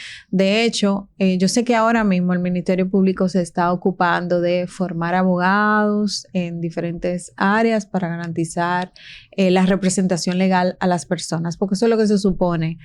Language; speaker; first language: Spanish; native; Spanish